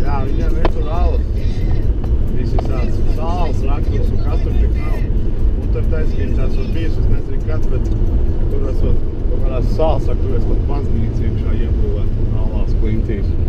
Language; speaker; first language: Latvian; native; Latvian